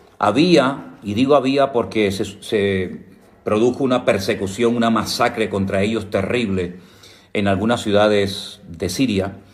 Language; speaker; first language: Spanish; native; Spanish